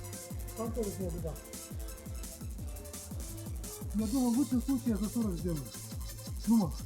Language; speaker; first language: Russian; native; Russian